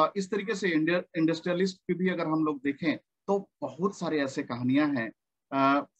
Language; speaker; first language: Hindi; native; Hindi